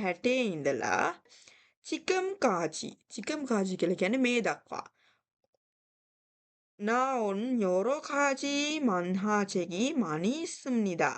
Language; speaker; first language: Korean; non-native, fluent; Sinhala